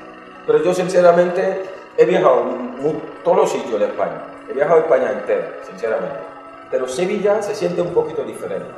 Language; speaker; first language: Spanish; non-native, fluent; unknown